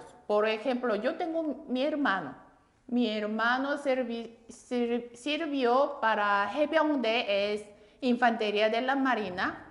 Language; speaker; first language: Spanish; non-native, fluent; Korean